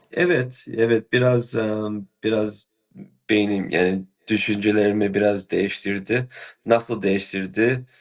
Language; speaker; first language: Turkish; early bilingual, heritage; Turkish